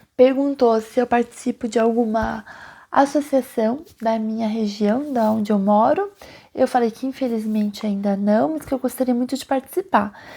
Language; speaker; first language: Portuguese; native; Portuguese